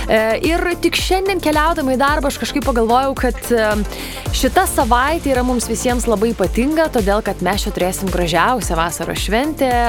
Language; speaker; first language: Lithuanian; native; Lithuanian